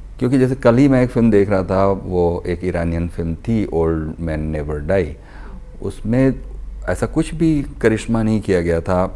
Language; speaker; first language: Hindi; native; Hindi